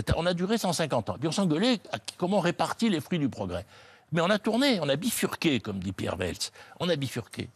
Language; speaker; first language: French; native; French